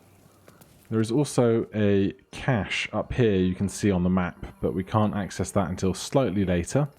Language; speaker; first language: English; native; English